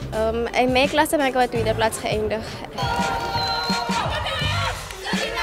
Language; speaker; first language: Dutch; non-native, local second language; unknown